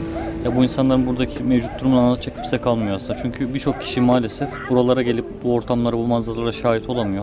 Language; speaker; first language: Turkish; native; Turkish